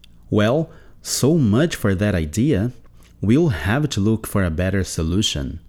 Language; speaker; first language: English; non-native, fluent; Portuguese